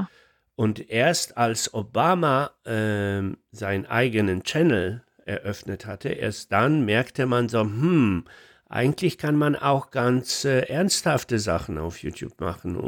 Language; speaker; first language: German; non-native, fluent; Polish